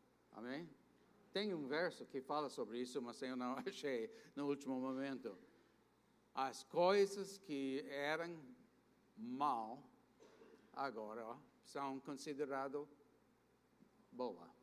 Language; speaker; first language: Portuguese; non-native, fluent; English